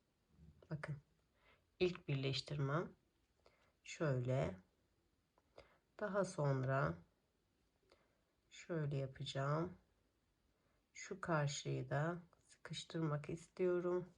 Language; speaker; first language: Turkish; native; Turkish